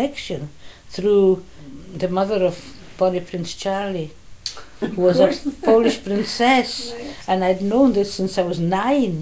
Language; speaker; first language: English; non-native, fluent; Polish